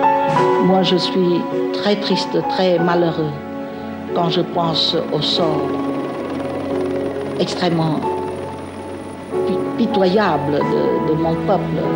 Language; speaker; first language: French; non-native, local second language; Khmer